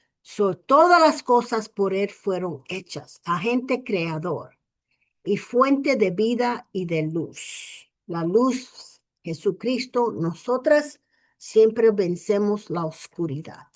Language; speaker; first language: Spanish; early bilingual, heritage; English